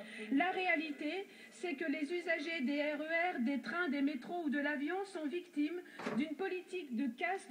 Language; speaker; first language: French; native; French